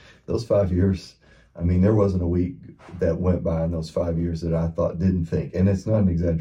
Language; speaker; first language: English; native; English